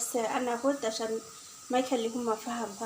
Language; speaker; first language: Arabic; non-native, learner; Bangla